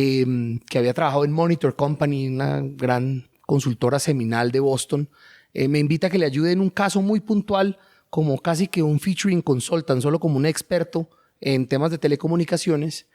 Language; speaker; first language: Spanish; native; Spanish